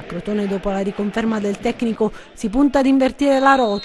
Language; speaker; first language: Italian; native; Italian